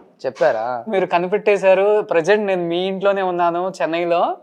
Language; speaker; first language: Telugu; native; Telugu